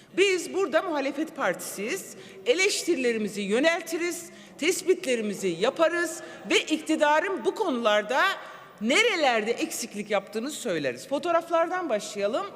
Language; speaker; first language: Turkish; non-native, local second language; Kurdish